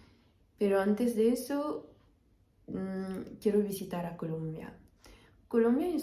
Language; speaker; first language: Spanish; non-native, fluent; French